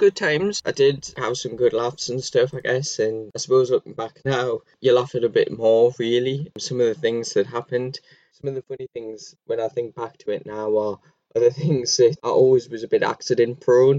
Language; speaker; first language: English; native; English